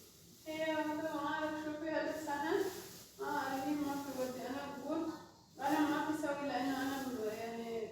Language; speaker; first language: Arabic; non-native, learner; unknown